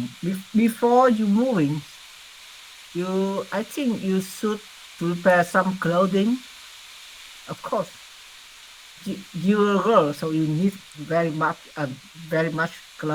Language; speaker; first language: English; non-native, learner; Vietnamese